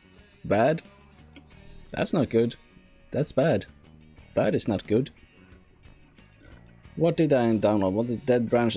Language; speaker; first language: English; non-native, fluent; Norwegian